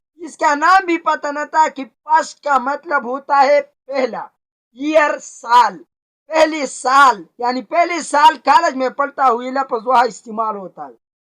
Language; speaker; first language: Urdu; non-native, local second language; Pashto